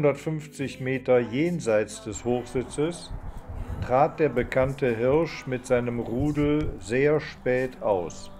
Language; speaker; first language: German; native; German